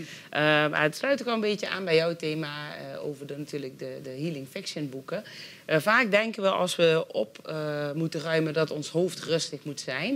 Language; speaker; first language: Dutch; native; Dutch